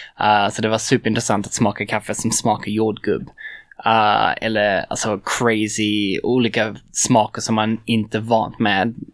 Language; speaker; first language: Swedish; non-native, fluent; English